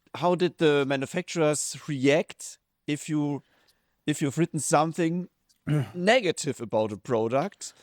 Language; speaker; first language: English; non-native, fluent; German